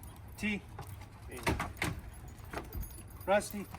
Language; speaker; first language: English; native; English